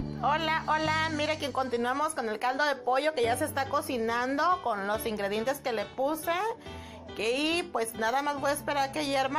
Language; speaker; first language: Spanish; native; Spanish